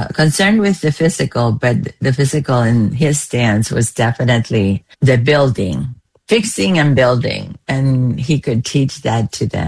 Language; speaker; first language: English; non-native, fluent; Spanish